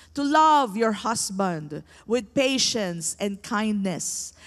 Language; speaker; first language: English; non-native, local second language; Filipino